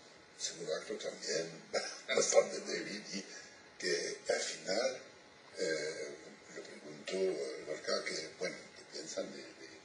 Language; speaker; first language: Spanish; non-native, fluent; French